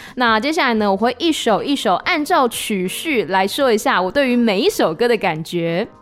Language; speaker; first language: Chinese; non-native, local second language; Min Nan Chinese